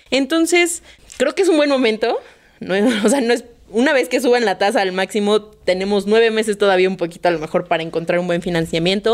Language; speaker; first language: Spanish; native; Spanish